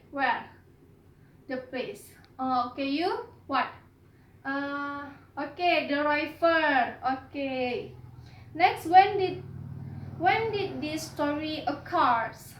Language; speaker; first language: English; non-native, learner; Indonesian